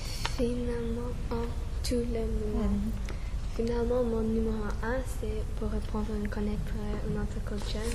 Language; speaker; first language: French; non-native, learner; English